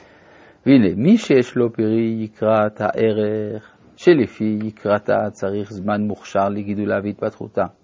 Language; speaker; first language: Hebrew; native; Hebrew